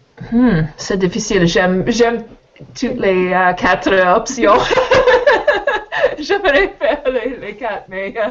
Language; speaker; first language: French; non-native, learner; English